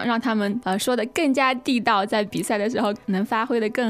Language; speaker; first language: Chinese; native; Chinese